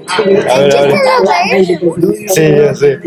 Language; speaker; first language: Spanish; native; Spanish